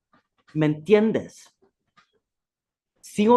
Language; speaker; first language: Spanish; non-native, learner; English